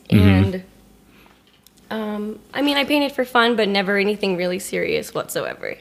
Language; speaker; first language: English; native; English